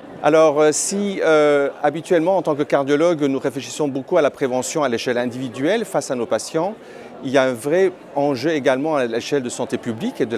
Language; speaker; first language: French; native; French